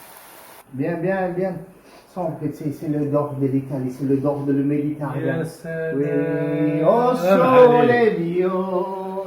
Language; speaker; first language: French; non-native, fluent; Italian